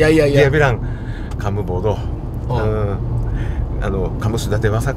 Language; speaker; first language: Indonesian; non-native, fluent; Japanese